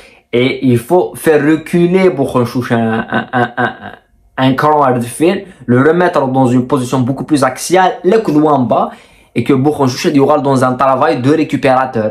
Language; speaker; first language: French; non-native, local second language; Kabyle